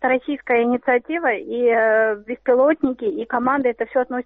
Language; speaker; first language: Russian; non-native, local second language; Kyrgyz